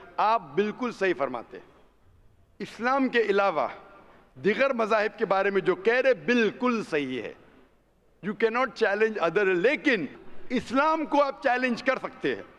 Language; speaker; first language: Hindi; non-native, local second language; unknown